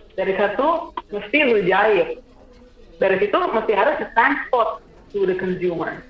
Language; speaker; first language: Indonesian; native; Indonesian